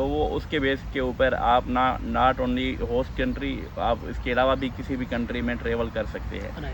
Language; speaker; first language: Urdu; non-native, local second language; Saraiki